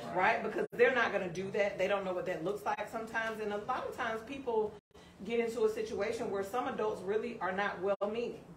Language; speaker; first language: English; native; English